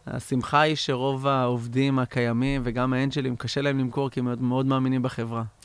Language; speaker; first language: Hebrew; native; Hebrew